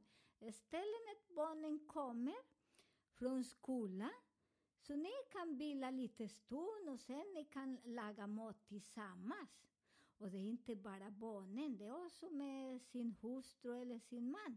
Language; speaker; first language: Swedish; non-native, learner; Spanish